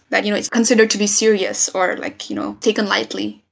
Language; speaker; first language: English; non-native, local second language; Nepali